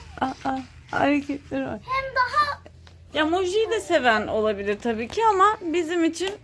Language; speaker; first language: Turkish; native; Turkish